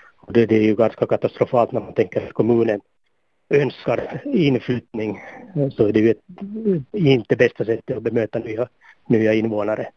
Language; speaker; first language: Swedish; native; Swedish